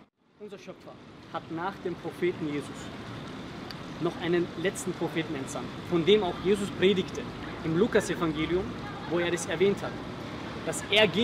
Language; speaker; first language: German; early bilingual, other home language; Bosnian